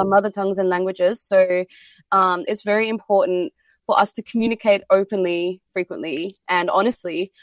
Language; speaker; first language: Punjabi; non-native, learner; English